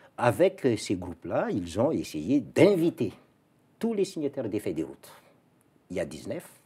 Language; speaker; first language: French; non-native, local second language; Malagasy